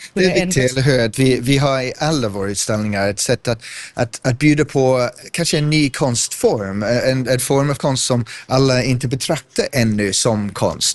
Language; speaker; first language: Swedish; non-native, fluent; English